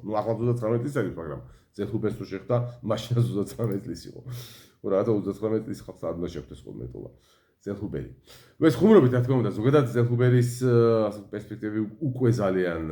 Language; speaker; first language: Georgian; native; Georgian